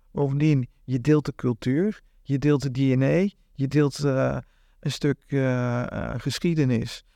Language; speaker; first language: Dutch; native; Dutch